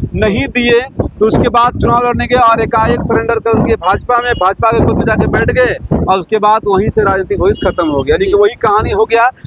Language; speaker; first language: Hindi; native; Hindi